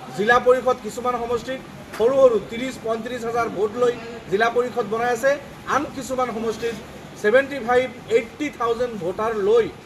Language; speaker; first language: Assamese; non-native, local second language; Bangla